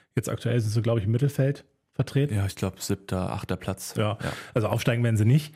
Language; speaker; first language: German; native; German